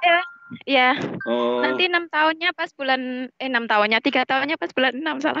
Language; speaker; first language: Indonesian; non-native, local second language; Javanese